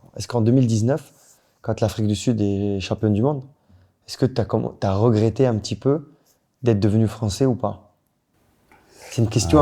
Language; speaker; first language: French; native; French